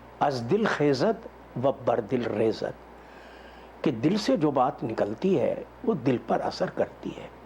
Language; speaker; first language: Urdu; non-native, local second language; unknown